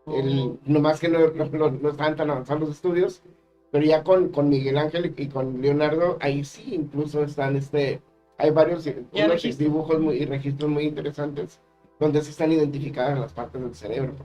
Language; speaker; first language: Spanish; native; Spanish